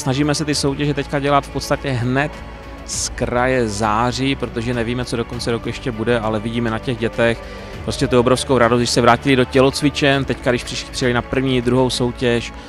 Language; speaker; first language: Czech; native; Czech